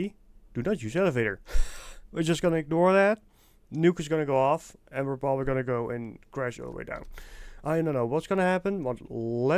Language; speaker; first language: English; non-native, fluent; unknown